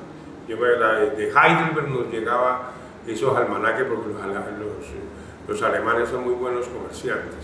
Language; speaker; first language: Spanish; native; Spanish